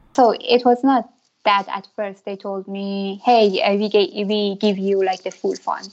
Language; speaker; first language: English; non-native, fluent; Persian